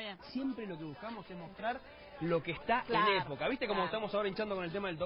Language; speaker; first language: Spanish; native; Spanish